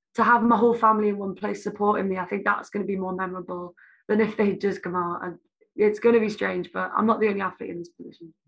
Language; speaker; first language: English; native; English